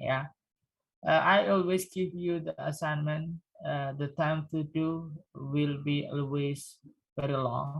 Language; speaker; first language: English; non-native, fluent; Indonesian